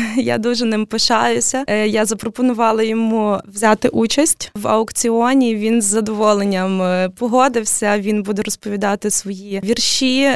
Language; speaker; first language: Ukrainian; native; Ukrainian